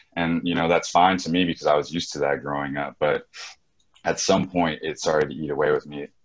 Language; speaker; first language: English; native; English